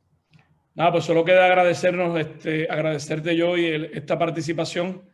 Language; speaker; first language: Spanish; native; Spanish